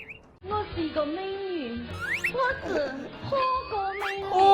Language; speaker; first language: Chinese; native; Chinese